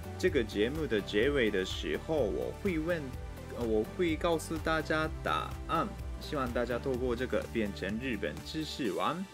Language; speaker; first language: Chinese; non-native, fluent; Japanese